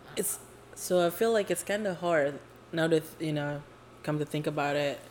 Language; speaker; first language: English; non-native, fluent; Indonesian